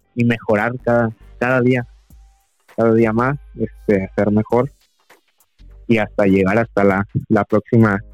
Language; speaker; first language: Spanish; native; Spanish